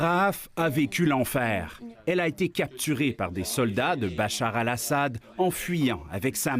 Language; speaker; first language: French; native; French